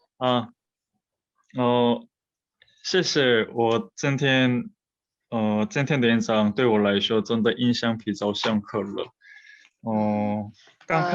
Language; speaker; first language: Chinese; non-native, fluent; Korean